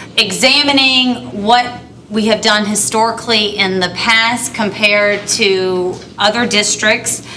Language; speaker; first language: English; native; English